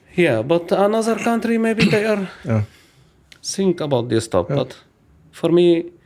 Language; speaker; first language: English; non-native, learner; Arabic